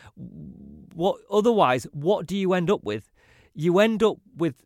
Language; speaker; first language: English; native; English